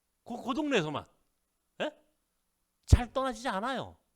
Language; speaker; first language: Korean; native; Korean